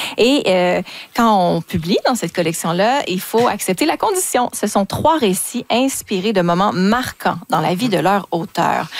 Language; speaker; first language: French; native; French